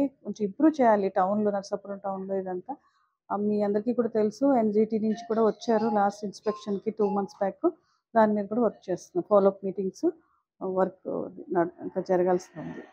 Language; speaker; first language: Telugu; native; Telugu